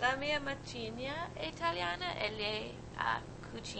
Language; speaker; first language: Italian; non-native, learner; English